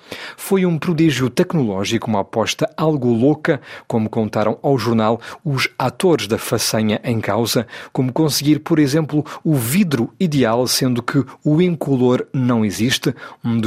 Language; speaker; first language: Portuguese; native; Portuguese